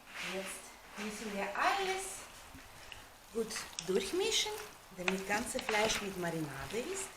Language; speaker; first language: German; non-native, fluent; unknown